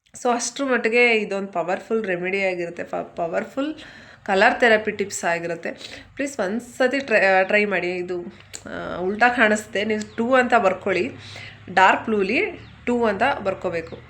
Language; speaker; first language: Kannada; native; Kannada